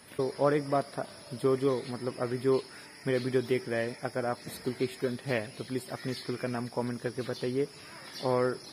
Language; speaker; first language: Hindi; non-native, local second language; Bangla